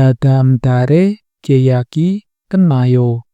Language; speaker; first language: Korean; non-native, fluent; Indonesian